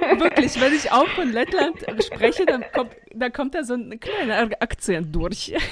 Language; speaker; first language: German; early bilingual, other home language; Russian